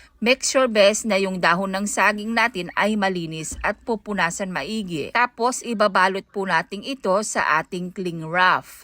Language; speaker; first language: Filipino; native; Filipino